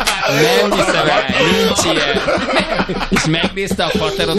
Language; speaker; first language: Hungarian; native; Hungarian